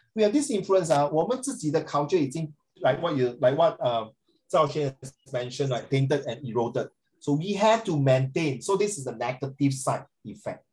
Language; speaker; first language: English; non-native, local second language; Chinese